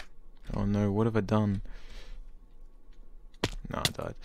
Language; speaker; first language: English; native; English